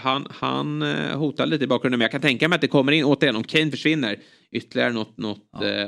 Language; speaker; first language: Swedish; native; Swedish